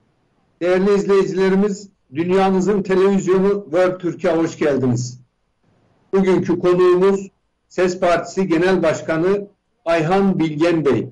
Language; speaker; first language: Turkish; native; Turkish